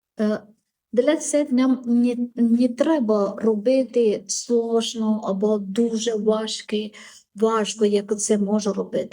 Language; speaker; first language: Ukrainian; non-native, learner; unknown